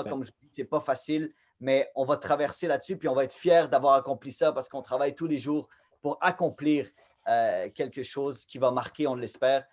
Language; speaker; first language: French; native; French